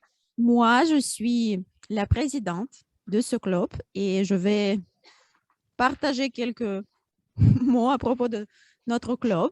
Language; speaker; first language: French; non-native, fluent; Russian